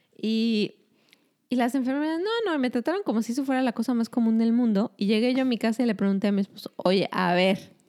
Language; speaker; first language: Spanish; native; Spanish